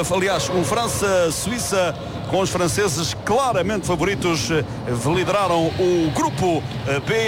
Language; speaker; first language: Portuguese; native; Portuguese